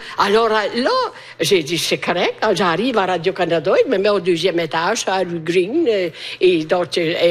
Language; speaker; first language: French; non-native, fluent; Italian